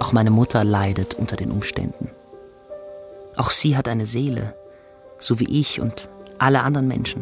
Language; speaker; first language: German; native; German